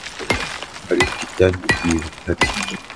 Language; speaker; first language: French; native; French